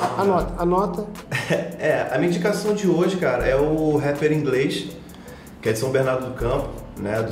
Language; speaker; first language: Portuguese; native; Portuguese